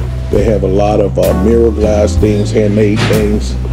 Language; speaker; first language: English; native; English